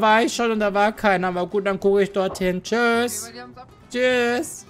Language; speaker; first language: German; native; German